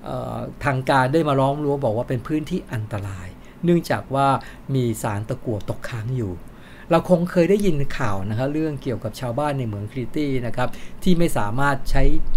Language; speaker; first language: Thai; native; Thai